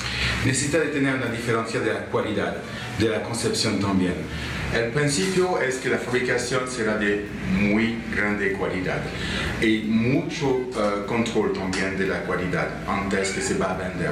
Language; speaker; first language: Spanish; non-native, learner; French